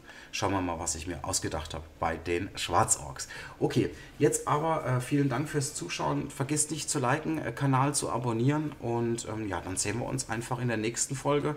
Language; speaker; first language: German; native; German